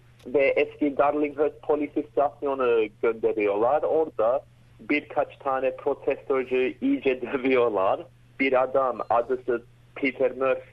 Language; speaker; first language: Turkish; early bilingual, heritage; Turkish